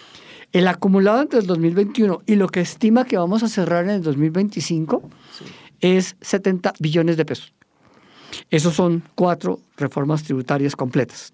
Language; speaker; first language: Spanish; native; Spanish